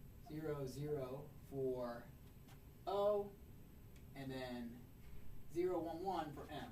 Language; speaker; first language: English; native; English